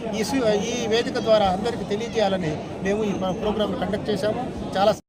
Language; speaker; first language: Telugu; non-native, local second language; Lambadi